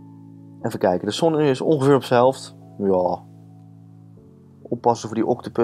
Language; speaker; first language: Dutch; native; Dutch